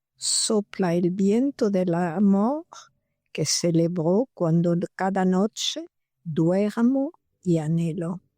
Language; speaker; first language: Spanish; non-native, learner; French